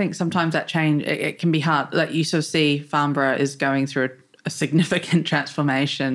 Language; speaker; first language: English; native; English